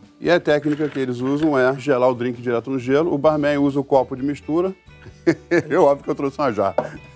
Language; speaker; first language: Portuguese; non-native, fluent; English